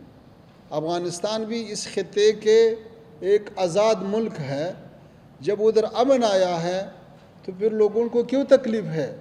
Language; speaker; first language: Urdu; non-native, fluent; Pashto